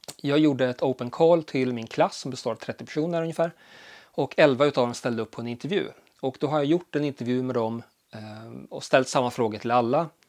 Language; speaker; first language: Swedish; early bilingual, other home language; Polish